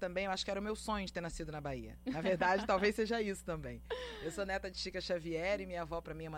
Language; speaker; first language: Portuguese; native; Portuguese